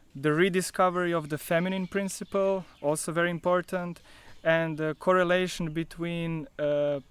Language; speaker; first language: English; non-native, fluent; Croatian